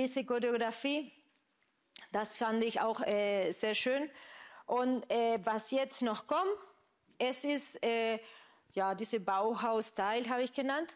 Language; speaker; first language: German; non-native, fluent; Spanish